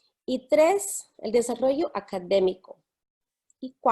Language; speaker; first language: Spanish; non-native, fluent; English